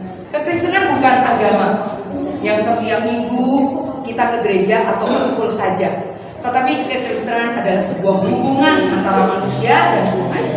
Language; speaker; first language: Indonesian; native; Indonesian